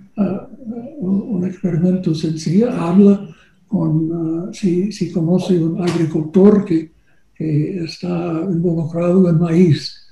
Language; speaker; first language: Spanish; non-native, learner; English